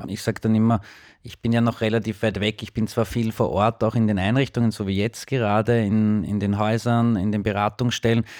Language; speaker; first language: German; native; German